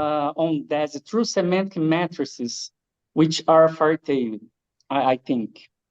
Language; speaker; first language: English; non-native, learner; Portuguese